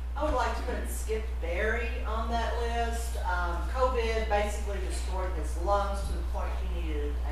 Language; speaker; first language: English; native; English